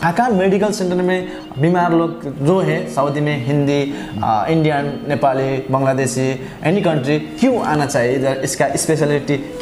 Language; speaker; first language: Hindi; non-native, learner; Nepali